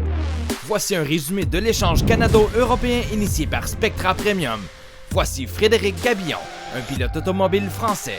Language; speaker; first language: French; native; French